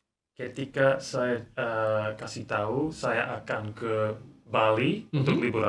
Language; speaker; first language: Indonesian; non-native, learner; English